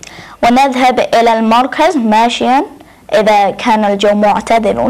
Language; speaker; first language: Arabic; non-native, learner; English